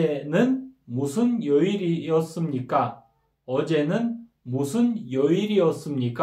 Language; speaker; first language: Korean; non-native, fluent; Kyrgyz